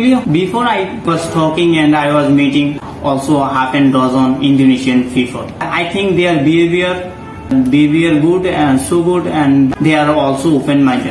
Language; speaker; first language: English; non-native, learner; Bangla